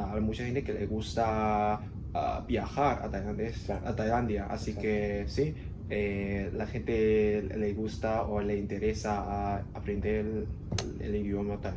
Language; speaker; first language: Spanish; non-native, learner; Cantonese